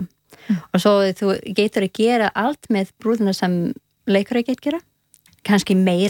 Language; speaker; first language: Icelandic; non-native, learner; English